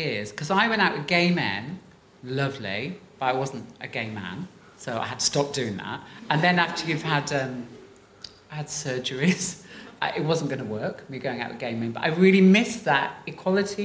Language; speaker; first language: English; native; English